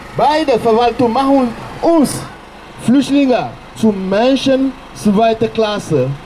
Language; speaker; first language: German; non-native, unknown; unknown